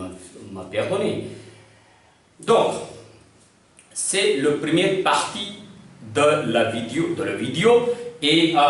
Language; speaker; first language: French; non-native, learner; Hindi